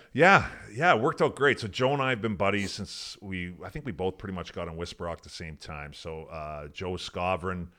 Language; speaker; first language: English; native; English